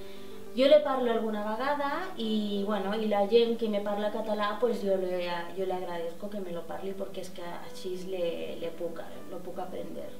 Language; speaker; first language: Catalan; non-native, learner; Spanish